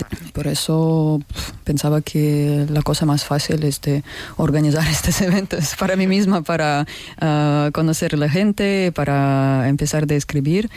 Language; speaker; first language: Spanish; non-native, learner; Russian